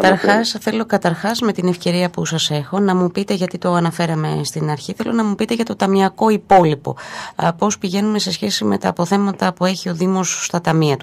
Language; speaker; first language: Greek; native; Greek